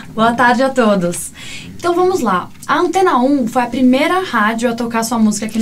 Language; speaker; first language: Portuguese; native; Portuguese